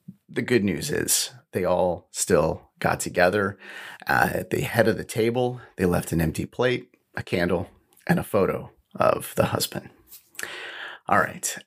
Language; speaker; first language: English; native; English